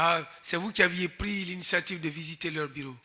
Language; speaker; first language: French; native; French